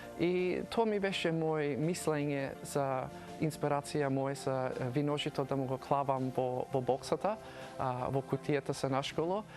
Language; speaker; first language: Macedonian; early bilingual, heritage; Macedonian